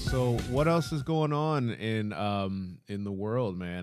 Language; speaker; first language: English; native; English